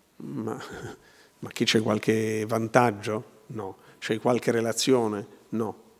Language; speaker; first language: Italian; native; Italian